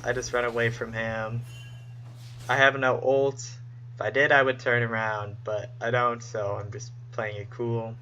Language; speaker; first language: English; native; English